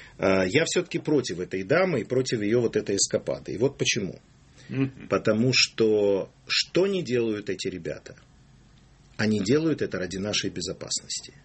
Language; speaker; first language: Russian; native; Russian